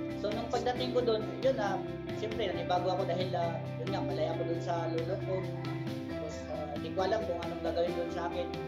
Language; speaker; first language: Filipino; non-native, local second language; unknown